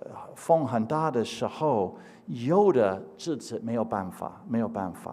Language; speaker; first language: Chinese; non-native, fluent; English